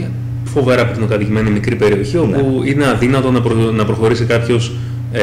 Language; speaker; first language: Greek; native; Greek